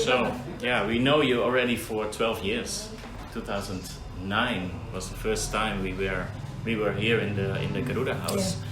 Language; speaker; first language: English; non-native, fluent; Dutch